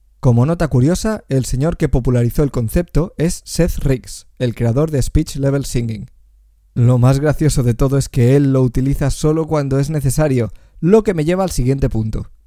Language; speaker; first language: Spanish; native; Spanish